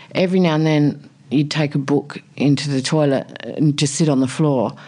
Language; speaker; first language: English; native; English